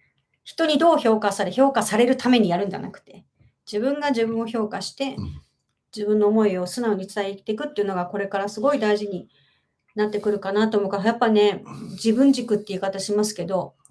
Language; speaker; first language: Japanese; native; Japanese